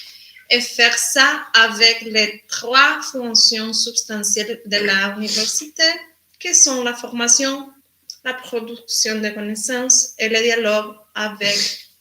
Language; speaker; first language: French; non-native, learner; Spanish